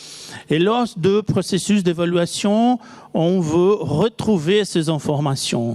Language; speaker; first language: French; non-native, fluent; Portuguese